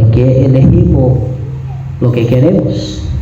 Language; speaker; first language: Spanish; native; Spanish